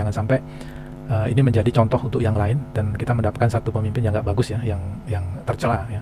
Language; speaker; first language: Indonesian; native; Indonesian